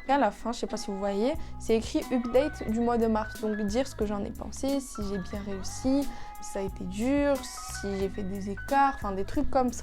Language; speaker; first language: French; native; French